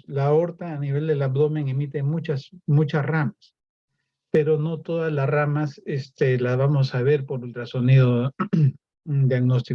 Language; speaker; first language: Spanish; native; Spanish